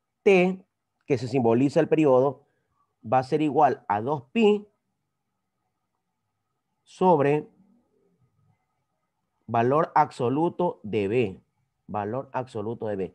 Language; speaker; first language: Spanish; native; Spanish